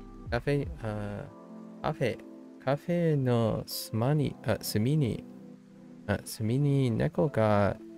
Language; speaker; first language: Japanese; non-native, learner; English